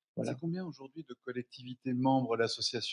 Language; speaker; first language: French; native; French